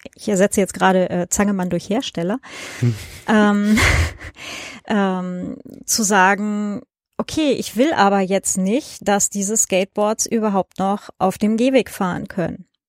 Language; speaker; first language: German; native; German